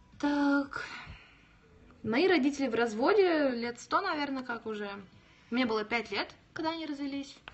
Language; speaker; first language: Russian; native; Russian